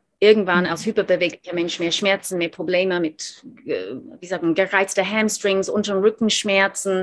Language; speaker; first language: German; non-native, fluent; English